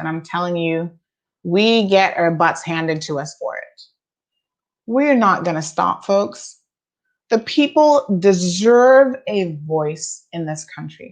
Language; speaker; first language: English; native; English